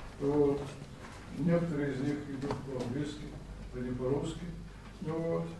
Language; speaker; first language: Russian; native; Russian